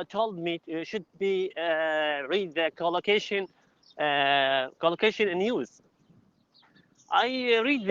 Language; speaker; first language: English; non-native, learner; Arabic